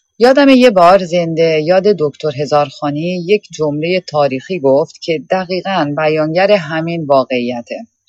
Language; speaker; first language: Persian; native; Persian